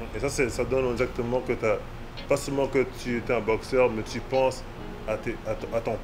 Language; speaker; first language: French; native; French